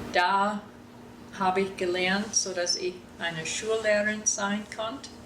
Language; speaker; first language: German; early bilingual, heritage; German